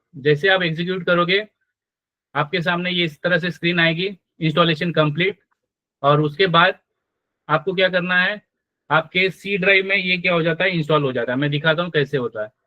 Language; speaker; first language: Hindi; non-native, local second language; Marathi